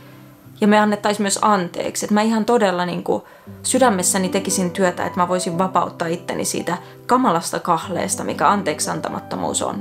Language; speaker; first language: Finnish; native; Finnish